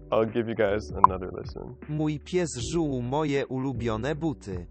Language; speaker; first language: English; native; English